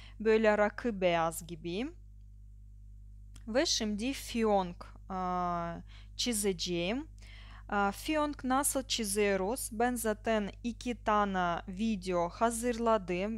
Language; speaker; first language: Turkish; non-native, learner; Russian